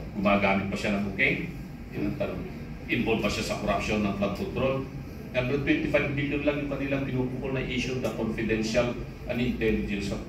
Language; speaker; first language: Filipino; non-native, local second language; Iloko